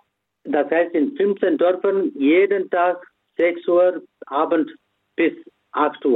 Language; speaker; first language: German; non-native, fluent; Tamil